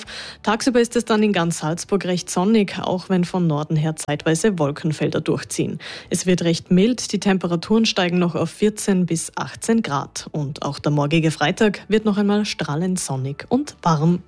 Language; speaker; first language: German; native; German